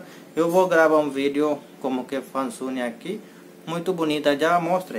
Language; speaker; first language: Portuguese; non-native, learner; Hindi